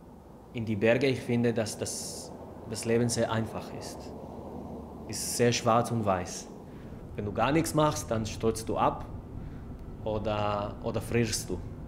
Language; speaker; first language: German; non-native, learner; Hebrew